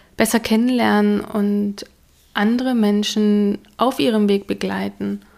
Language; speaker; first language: German; early bilingual, other home language; Hungarian